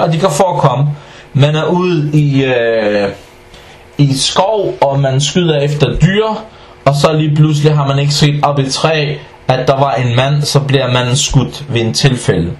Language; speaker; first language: Danish; non-native, fluent; Arabic